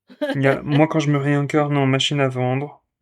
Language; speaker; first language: French; native; French